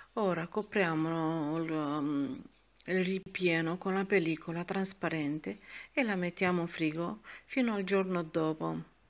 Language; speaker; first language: Italian; non-native, fluent; Romanian